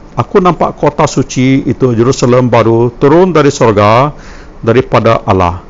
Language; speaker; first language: Malay; non-native, local second language; Iban